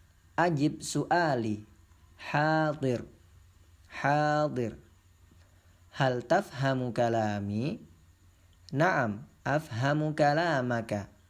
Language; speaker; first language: Arabic; non-native, fluent; Indonesian